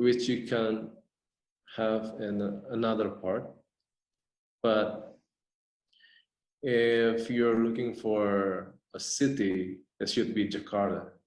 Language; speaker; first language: English; non-native, fluent; Indonesian